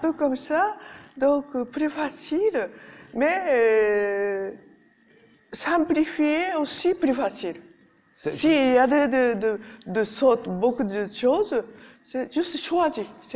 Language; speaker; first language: French; non-native, learner; Japanese